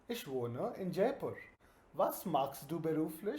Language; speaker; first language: German; non-native, fluent; Hindi